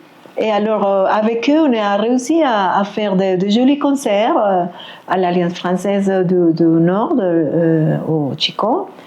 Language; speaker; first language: French; non-native, fluent; Spanish